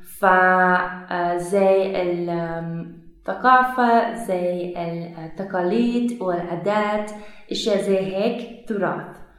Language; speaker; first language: Arabic; non-native, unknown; Dutch